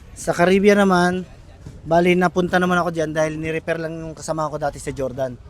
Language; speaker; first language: Filipino; native; Filipino